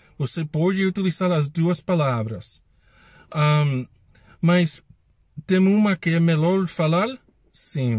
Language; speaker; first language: Portuguese; non-native, learner; English